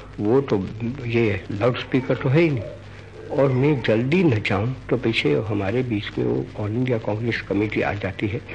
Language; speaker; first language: Hindi; non-native, local second language; Gujarati